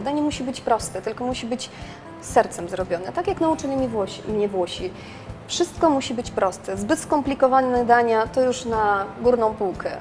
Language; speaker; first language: Polish; non-native, fluent; Russian